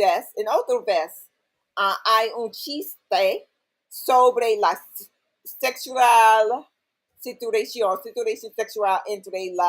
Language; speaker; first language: Spanish; non-native, learner; English